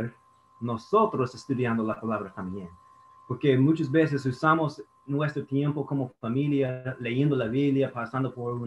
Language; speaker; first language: Spanish; non-native, fluent; English